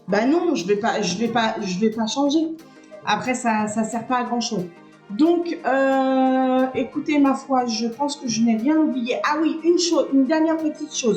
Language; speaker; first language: French; native; French